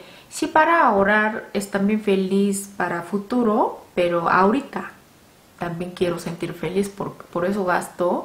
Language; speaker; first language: Spanish; non-native, fluent; Korean